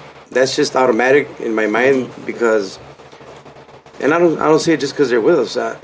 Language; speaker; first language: English; early bilingual, other home language; Spanish